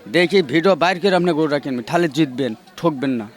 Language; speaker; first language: Bangla; native; Bangla